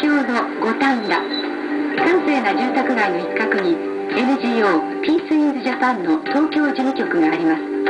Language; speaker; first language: Japanese; native; Japanese